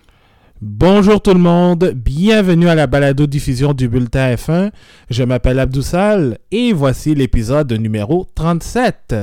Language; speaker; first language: French; native; French